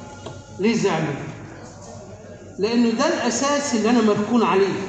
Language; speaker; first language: Arabic; native; Arabic